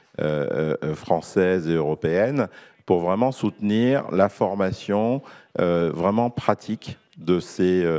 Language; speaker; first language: French; native; French